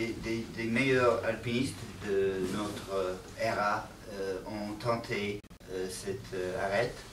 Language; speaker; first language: French; non-native, learner; English